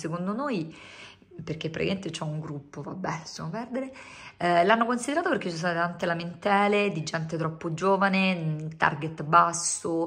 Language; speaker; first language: Italian; native; Italian